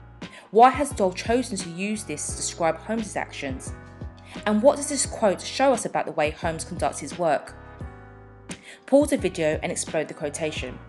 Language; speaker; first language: English; native; English